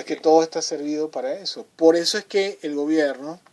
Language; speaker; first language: Spanish; native; Spanish